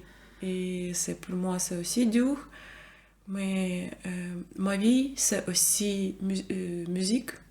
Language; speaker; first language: French; non-native, learner; Ukrainian